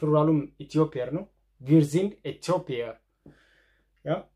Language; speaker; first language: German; non-native, fluent; Amharic